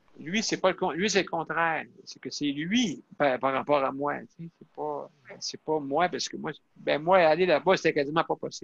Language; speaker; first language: French; native; French